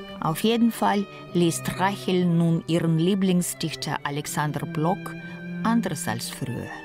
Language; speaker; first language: German; non-native, fluent; Russian